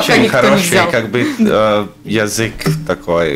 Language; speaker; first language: Russian; non-native, local second language; Latvian